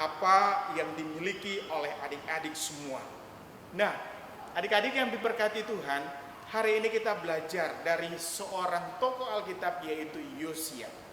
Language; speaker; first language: Indonesian; native; Indonesian